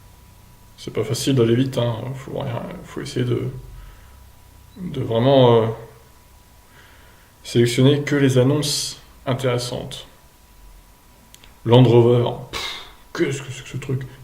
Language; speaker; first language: French; native; French